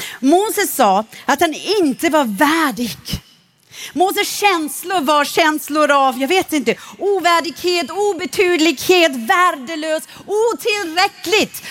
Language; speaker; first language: Swedish; non-native, fluent; German